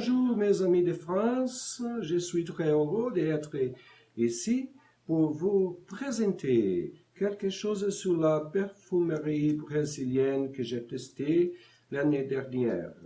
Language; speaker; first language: French; non-native, learner; Portuguese